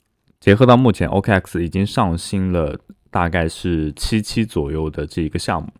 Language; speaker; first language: Chinese; native; Chinese